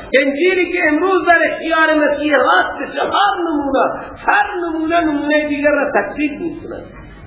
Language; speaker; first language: Persian; native; Persian